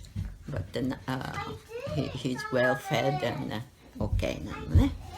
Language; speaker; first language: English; non-native, learner; Japanese